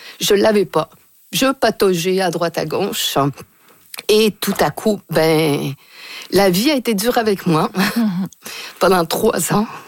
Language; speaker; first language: French; native; French